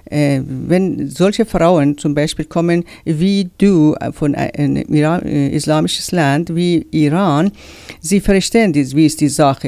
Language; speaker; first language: German; non-native, learner; Persian